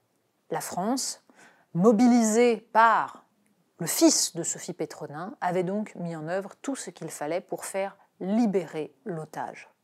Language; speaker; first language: French; native; French